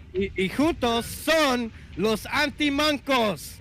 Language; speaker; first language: Spanish; non-native, learner; English